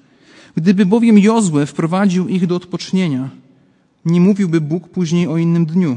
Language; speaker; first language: Polish; native; Polish